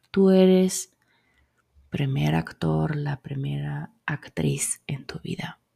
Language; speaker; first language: Spanish; non-native, fluent; German